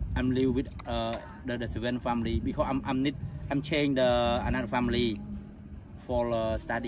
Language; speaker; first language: English; non-native, learner; Khmer